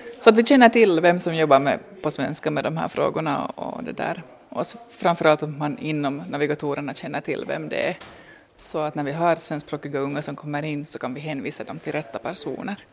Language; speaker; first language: Swedish; native; Swedish